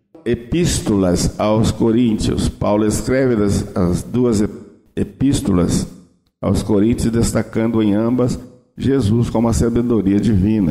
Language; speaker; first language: Portuguese; native; Portuguese